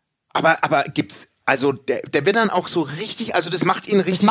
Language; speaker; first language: German; native; German